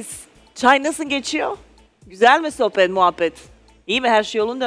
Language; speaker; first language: Turkish; native; Turkish